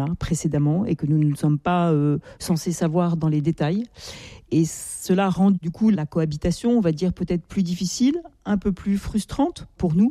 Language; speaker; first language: French; native; French